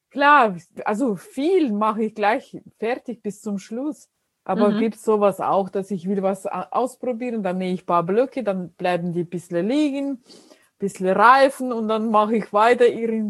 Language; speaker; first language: German; non-native, fluent; Russian